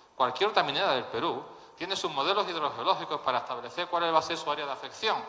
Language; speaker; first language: Spanish; native; Spanish